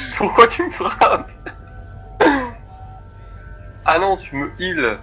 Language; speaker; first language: French; native; French